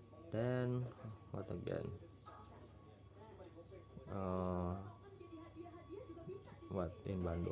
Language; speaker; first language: English; non-native, learner; Indonesian